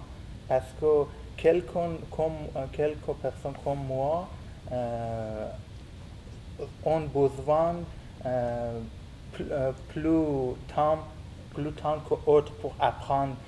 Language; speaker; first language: French; non-native, learner; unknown